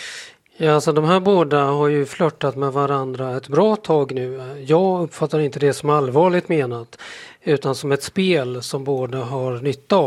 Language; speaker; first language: Swedish; native; Swedish